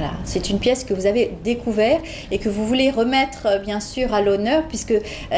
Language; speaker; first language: French; native; French